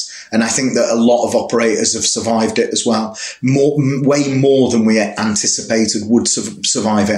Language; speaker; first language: English; native; English